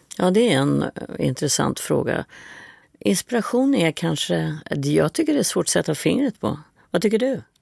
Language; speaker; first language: Swedish; native; Swedish